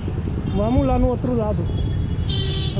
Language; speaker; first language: Portuguese; non-native, learner; Hindi